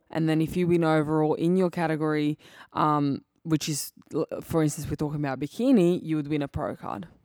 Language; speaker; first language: English; early bilingual, other home language; Serbian